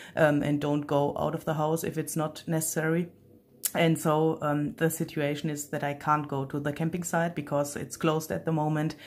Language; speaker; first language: English; non-native, fluent; German